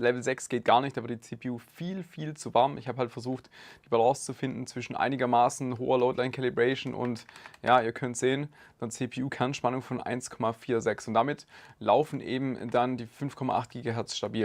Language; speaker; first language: German; native; German